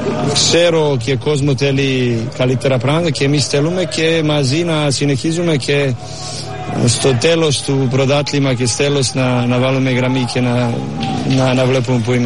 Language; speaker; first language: Greek; non-native, learner; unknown